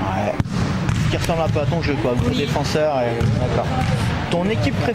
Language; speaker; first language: French; native; French